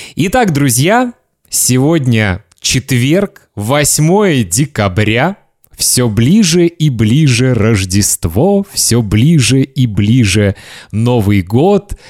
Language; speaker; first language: Russian; native; Russian